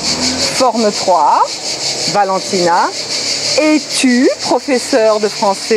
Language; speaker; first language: French; native; French